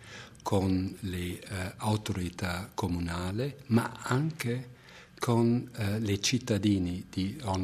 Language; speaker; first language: Italian; non-native, fluent; German